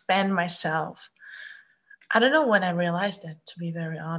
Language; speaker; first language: English; non-native, fluent; Russian